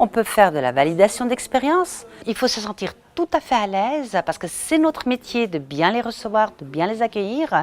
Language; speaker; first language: French; native; French